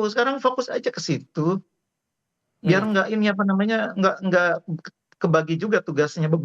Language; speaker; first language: Indonesian; native; Indonesian